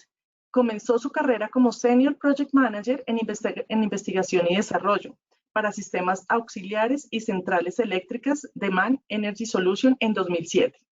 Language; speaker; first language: Spanish; native; Spanish